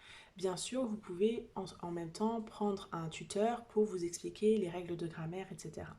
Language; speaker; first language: French; native; French